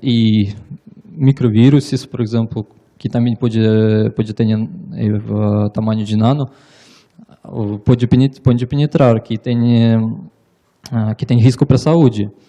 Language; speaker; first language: Portuguese; non-native, learner; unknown